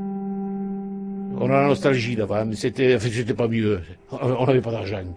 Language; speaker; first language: French; native; French